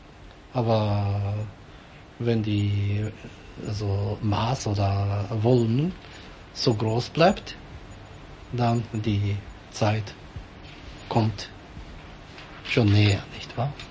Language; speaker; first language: German; non-native, fluent; Japanese